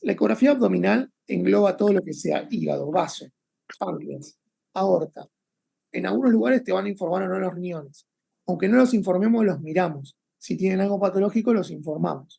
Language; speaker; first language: Spanish; native; Spanish